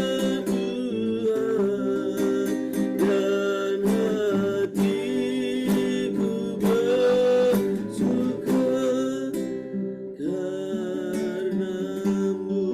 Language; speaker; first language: Indonesian; native; Indonesian